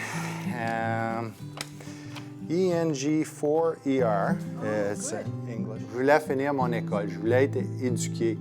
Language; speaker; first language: French; native; French